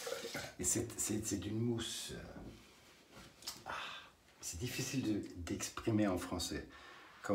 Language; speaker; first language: French; non-native, learner; English